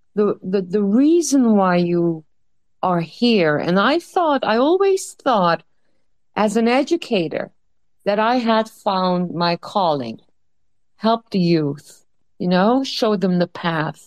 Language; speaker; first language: English; non-native, fluent; Dutch